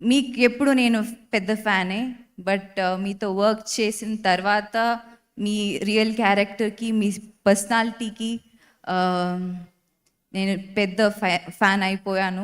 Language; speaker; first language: Telugu; non-native, fluent; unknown